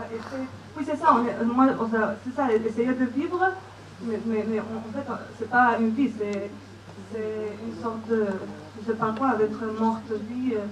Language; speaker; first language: French; non-native, fluent; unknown